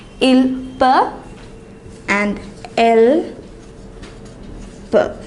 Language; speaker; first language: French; non-native, fluent; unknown